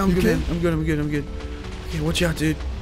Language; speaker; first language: English; native; English